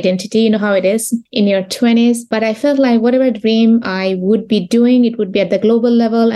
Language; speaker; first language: English; non-native, local second language; Bangla